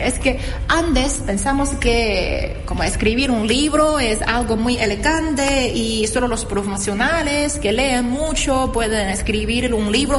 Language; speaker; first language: Spanish; non-native, learner; Chinese